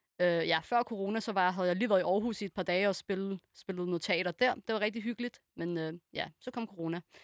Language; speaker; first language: Danish; early bilingual, other home language; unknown